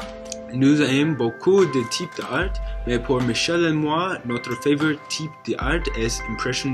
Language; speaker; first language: French; non-native, learner; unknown